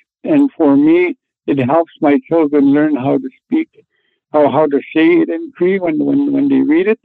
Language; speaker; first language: English; non-native, fluent; Cree